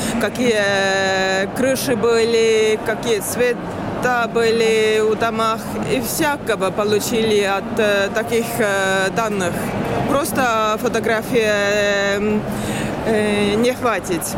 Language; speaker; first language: Russian; non-native, learner; Estonian